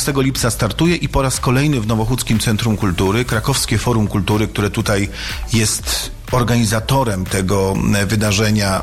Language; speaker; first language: Polish; native; Polish